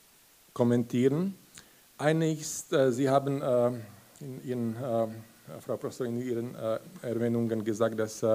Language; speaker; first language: German; non-native, fluent; Slovak